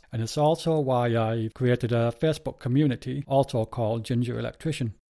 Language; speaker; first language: English; native; English